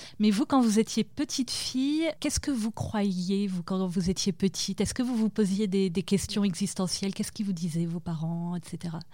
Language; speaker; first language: French; native; French